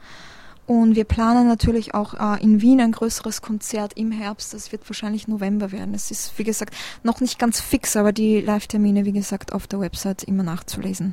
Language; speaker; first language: German; early bilingual, other home language; Polish